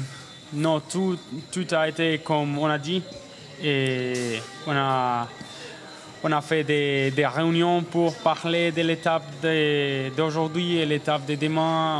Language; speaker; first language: French; non-native, learner; Spanish